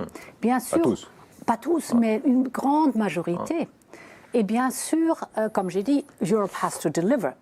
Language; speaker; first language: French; non-native, fluent; German